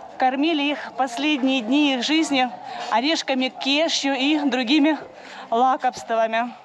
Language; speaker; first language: Russian; native; Russian